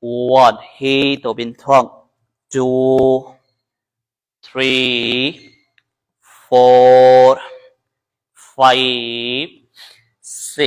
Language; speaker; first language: Vietnamese; non-native, learner; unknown